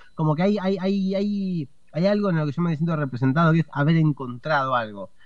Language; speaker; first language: Spanish; native; Spanish